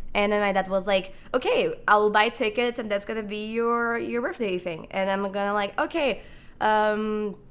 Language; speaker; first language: English; non-native, fluent; Portuguese